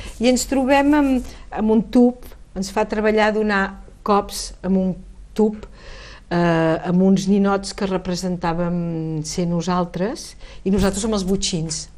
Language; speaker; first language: Catalan; native; Catalan